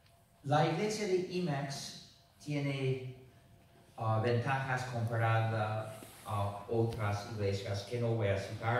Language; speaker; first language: Spanish; non-native, fluent; English